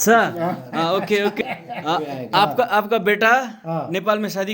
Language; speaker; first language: Hindi; non-native, learner; Nepali